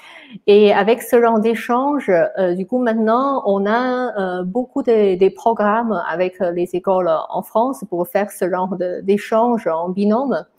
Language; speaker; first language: French; non-native, fluent; Chinese